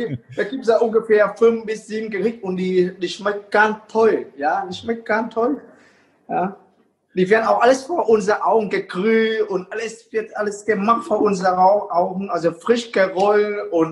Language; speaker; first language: German; non-native, fluent; Vietnamese